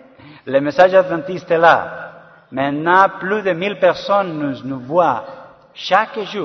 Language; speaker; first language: French; non-native, learner; Spanish